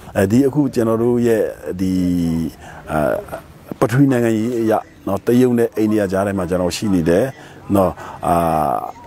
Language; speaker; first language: Burmese; non-native, local second language; Shwe Palaung